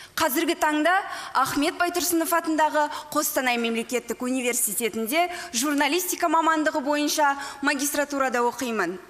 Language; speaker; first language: Kazakh; non-native, local second language; Russian